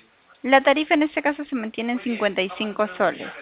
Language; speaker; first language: Spanish; native; Spanish